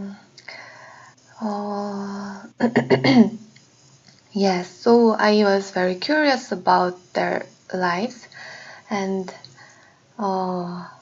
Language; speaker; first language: English; non-native, learner; Korean